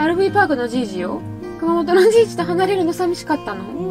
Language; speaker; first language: Japanese; native; Japanese